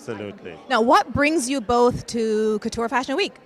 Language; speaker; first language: English; native; English